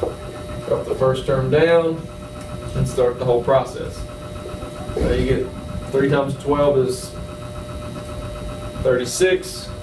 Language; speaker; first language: English; native; English